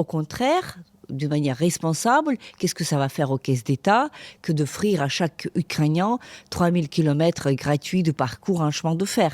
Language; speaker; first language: French; non-native, fluent; Ukrainian